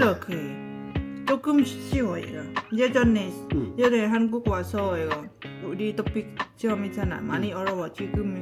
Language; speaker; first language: Korean; non-native, learner; Lao